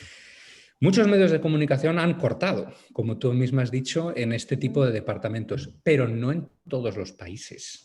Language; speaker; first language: Spanish; native; Spanish